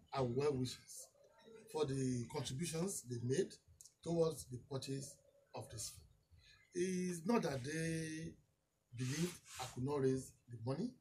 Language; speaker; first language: English; non-native, local second language; Yoruba